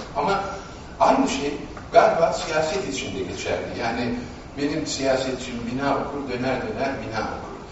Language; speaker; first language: Turkish; native; Turkish